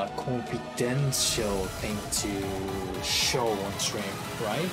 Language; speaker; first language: English; non-native, fluent; Japanese